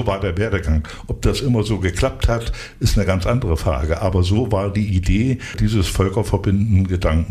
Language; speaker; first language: German; native; German